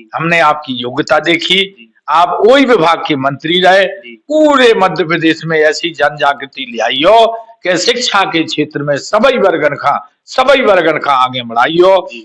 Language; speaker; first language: Hindi; native; Hindi